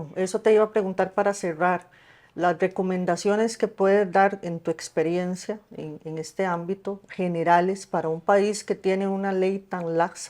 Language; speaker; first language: Spanish; native; Spanish